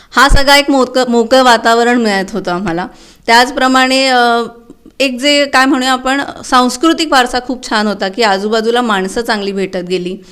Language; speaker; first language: Marathi; native; Marathi